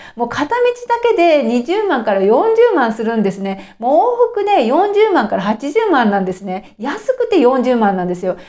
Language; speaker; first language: Japanese; native; Japanese